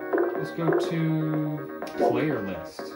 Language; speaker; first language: English; native; English